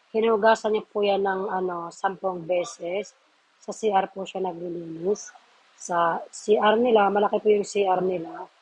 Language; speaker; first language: Filipino; non-native, local second language; Waray